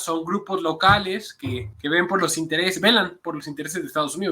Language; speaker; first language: Spanish; native; Spanish